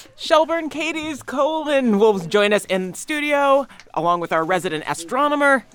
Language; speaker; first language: English; native; English